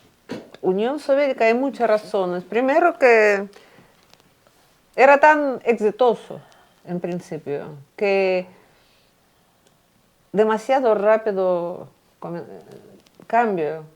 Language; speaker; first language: Spanish; non-native, fluent; Russian